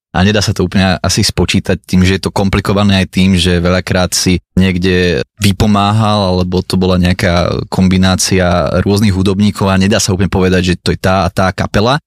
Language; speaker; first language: Slovak; native; Slovak